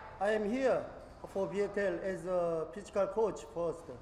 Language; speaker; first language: English; non-native, learner; Korean